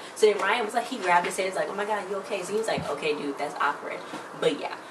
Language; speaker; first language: English; native; English